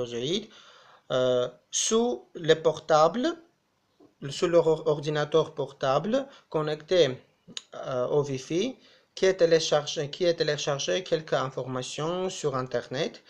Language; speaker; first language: French; non-native, fluent; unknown